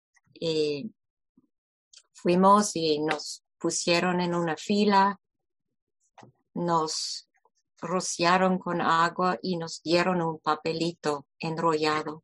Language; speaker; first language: Spanish; non-native, fluent; English